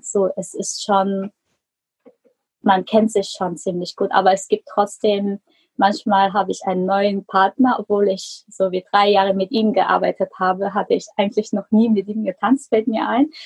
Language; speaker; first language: German; non-native, fluent; Korean